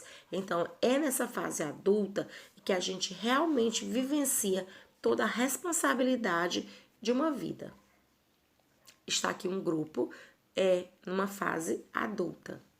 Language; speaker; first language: Portuguese; native; Portuguese